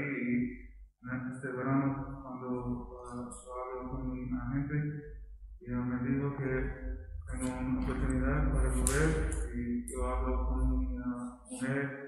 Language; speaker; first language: Spanish; non-native, learner; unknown